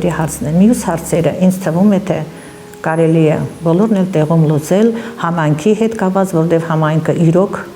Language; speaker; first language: Armenian; early bilingual, heritage; Armenian